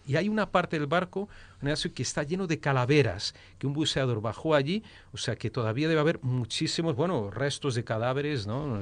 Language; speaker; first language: Spanish; early bilingual, heritage; Spanish